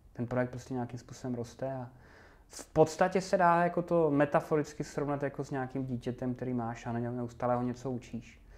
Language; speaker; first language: Czech; native; Czech